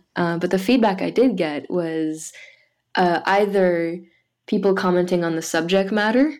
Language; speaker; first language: English; early bilingual, other home language; French